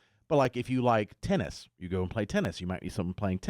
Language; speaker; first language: English; native; English